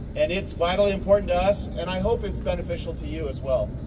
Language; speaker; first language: English; native; English